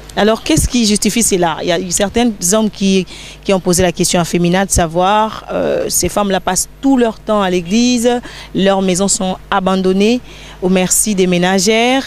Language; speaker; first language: French; non-native, local second language; Lingala